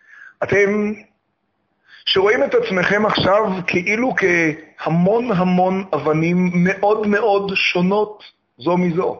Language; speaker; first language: Hebrew; native; Hebrew